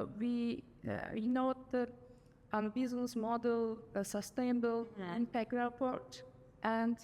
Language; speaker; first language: English; non-native, learner; Turkish